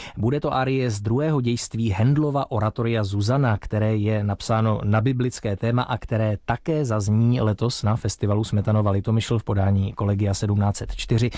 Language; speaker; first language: Czech; native; Czech